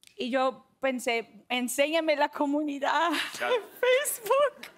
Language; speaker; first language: Spanish; non-native, learner; Portuguese